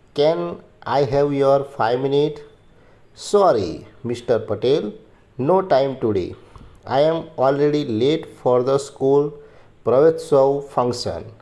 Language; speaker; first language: English; non-native, local second language; Gujarati